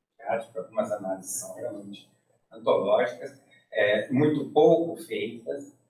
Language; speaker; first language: Portuguese; native; Portuguese